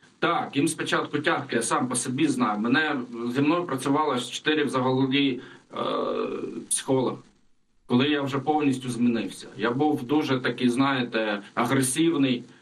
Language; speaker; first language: Ukrainian; non-native, local second language; Russian